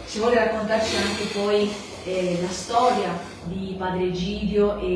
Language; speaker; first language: Italian; native; Italian